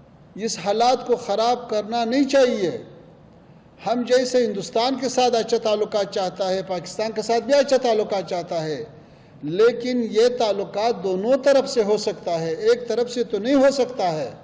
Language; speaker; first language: Hindi; non-native, fluent; Pashto